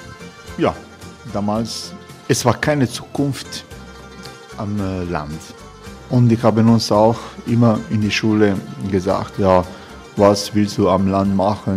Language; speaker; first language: German; non-native, fluent; Croatian